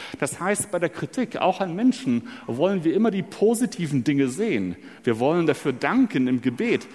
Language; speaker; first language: German; early bilingual, other home language; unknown